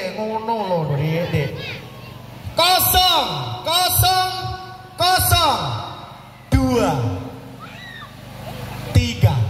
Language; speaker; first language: Indonesian; non-native, local second language; Javanese